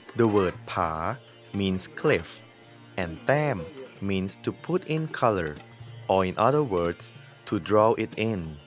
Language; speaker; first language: English; non-native, fluent; Thai